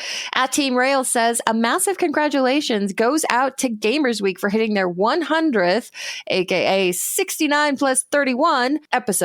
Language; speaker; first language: English; native; English